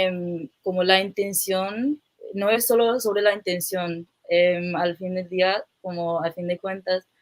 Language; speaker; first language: Spanish; non-native, fluent; English